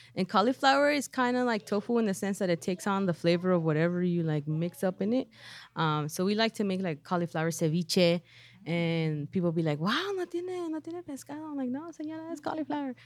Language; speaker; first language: English; native; English